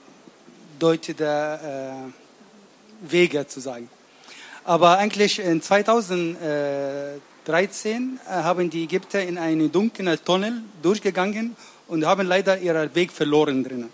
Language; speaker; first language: German; non-native, learner; Arabic